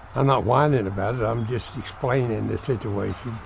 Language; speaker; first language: English; native; English